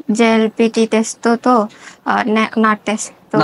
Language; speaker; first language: Japanese; non-native, learner; Bangla